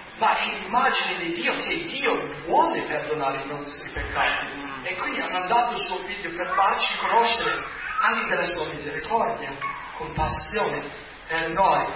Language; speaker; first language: Italian; non-native, fluent; English